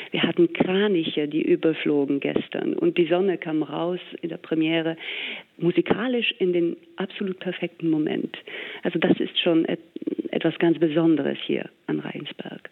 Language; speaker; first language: German; non-native, fluent; English